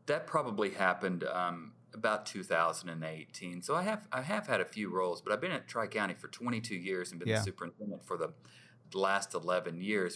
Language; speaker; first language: English; native; English